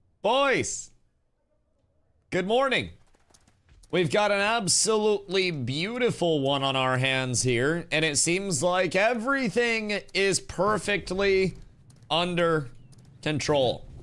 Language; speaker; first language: English; native; English